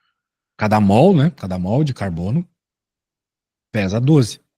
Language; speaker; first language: Portuguese; native; Portuguese